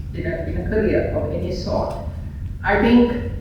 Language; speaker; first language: English; non-native, local second language; Sinhala